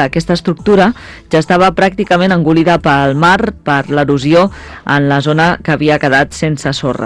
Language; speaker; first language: Catalan; native; Catalan